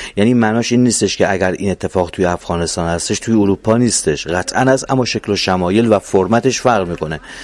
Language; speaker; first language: Persian; native; Persian